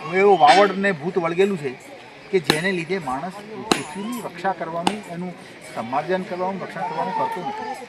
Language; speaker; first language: Gujarati; native; Gujarati